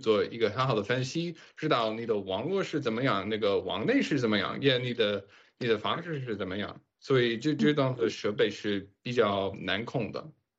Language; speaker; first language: Chinese; non-native, fluent; English